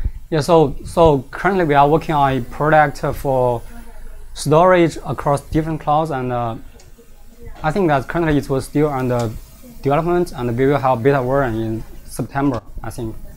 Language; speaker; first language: English; non-native, fluent; Chinese